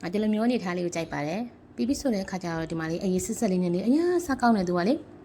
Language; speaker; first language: Burmese; native; Burmese